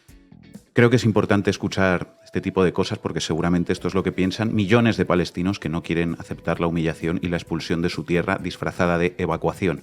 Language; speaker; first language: Spanish; native; Spanish